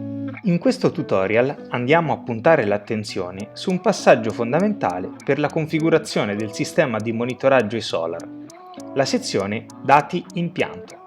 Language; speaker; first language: Italian; native; Italian